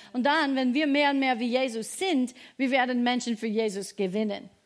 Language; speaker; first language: German; non-native, fluent; English